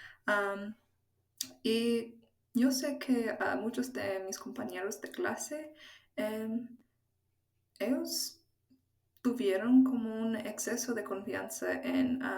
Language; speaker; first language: Spanish; non-native, fluent; English